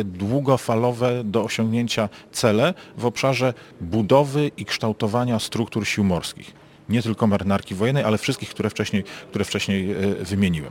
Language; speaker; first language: Polish; native; Polish